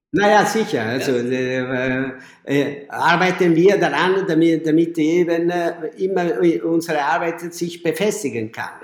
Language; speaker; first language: German; non-native, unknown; Italian